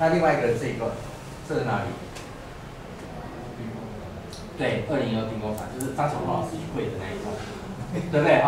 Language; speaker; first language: Chinese; native; Chinese